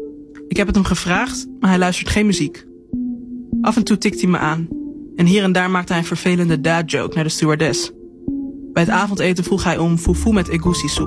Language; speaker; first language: Dutch; native; Dutch